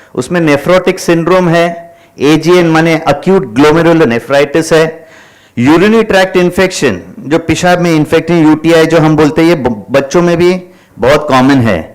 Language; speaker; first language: Hindi; non-native, local second language; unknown